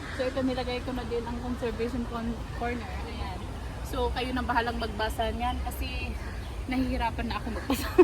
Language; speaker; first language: Filipino; native; Filipino